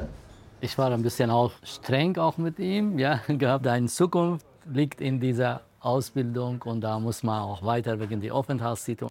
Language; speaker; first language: German; non-native, fluent; Kurdish